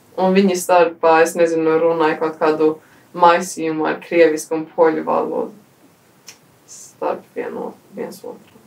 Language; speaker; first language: Latvian; early bilingual, heritage; Latvian